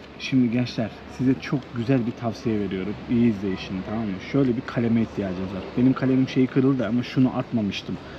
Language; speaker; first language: Turkish; native; Turkish